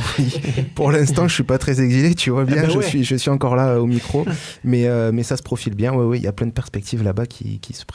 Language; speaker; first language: French; native; French